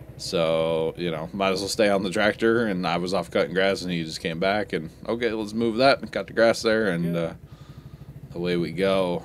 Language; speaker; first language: English; native; English